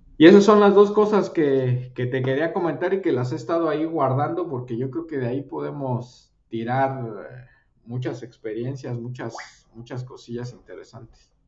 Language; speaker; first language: Spanish; native; Spanish